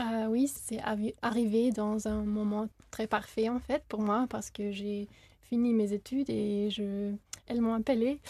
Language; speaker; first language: French; non-native, fluent; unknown